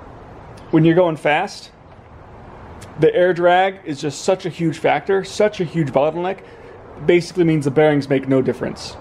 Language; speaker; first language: English; native; English